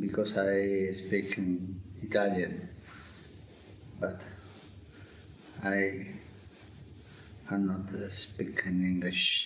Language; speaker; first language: English; non-native, learner; Italian